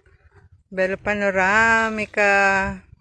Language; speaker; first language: Italian; non-native, learner; Filipino